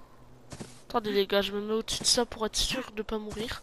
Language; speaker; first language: French; native; French